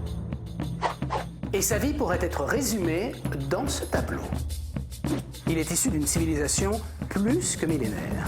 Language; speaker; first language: French; native; French